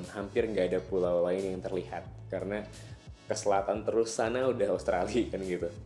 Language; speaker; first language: Indonesian; native; Indonesian